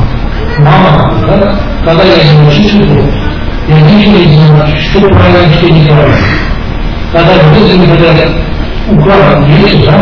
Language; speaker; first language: Russian; non-native, learner; Tibetan